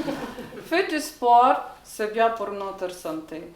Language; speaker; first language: French; non-native, learner; Ukrainian